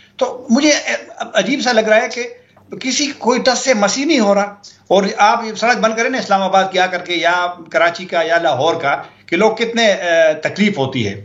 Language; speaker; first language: Urdu; non-native, local second language; Pashto